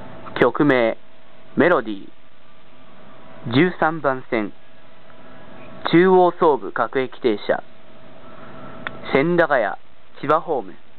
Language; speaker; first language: Japanese; native; Japanese